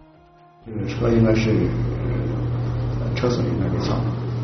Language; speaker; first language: Chinese; native; Chinese